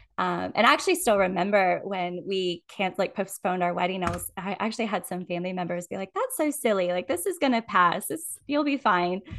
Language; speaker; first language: English; native; English